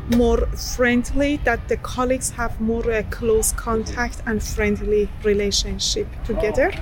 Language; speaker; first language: English; non-native, learner; Persian